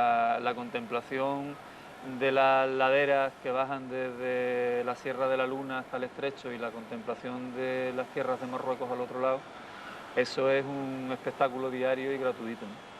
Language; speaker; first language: Spanish; native; Spanish